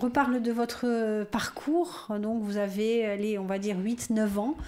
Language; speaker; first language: French; native; French